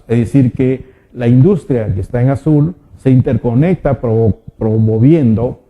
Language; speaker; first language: Spanish; native; Spanish